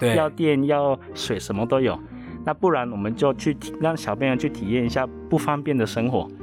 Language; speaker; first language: Chinese; non-native, fluent; Japanese